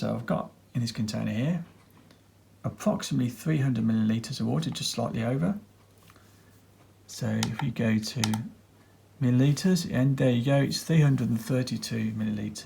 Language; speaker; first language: English; native; English